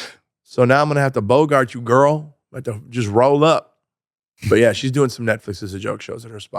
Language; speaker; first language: English; native; English